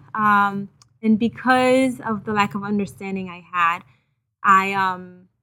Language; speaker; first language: English; early bilingual, other home language; Haitian Creole